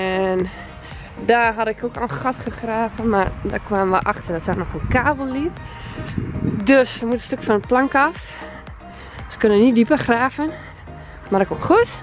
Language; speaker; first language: Dutch; native; Dutch